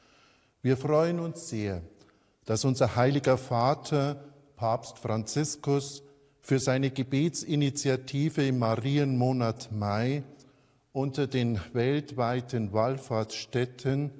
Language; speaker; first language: German; native; German